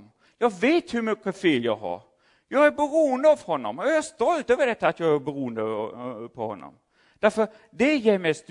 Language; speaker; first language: Swedish; non-native, fluent; German